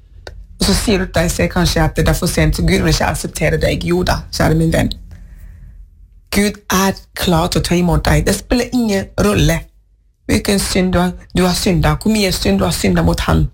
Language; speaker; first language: Norwegian; non-native, fluent; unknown